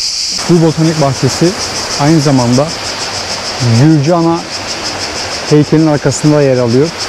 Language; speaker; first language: Turkish; native; Turkish